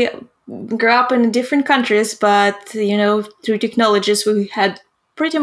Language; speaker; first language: English; non-native, fluent; Russian